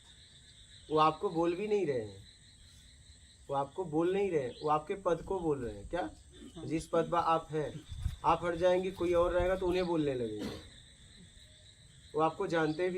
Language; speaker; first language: Hindi; native; Hindi